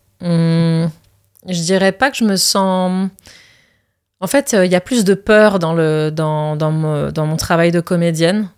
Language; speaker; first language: French; early bilingual, other home language; Arabic